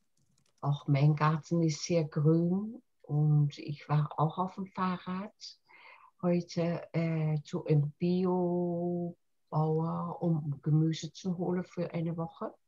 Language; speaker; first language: German; non-native, fluent; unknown